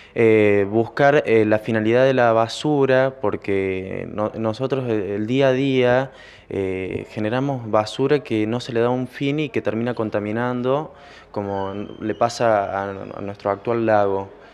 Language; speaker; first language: Spanish; native; Spanish